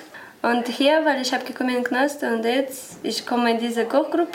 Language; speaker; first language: German; non-native, learner; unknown